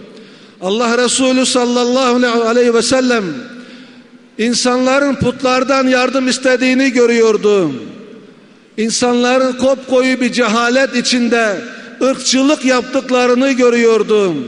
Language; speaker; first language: Turkish; native; Turkish